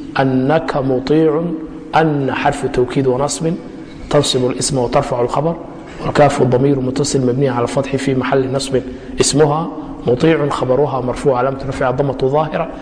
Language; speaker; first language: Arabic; non-native, fluent; Somali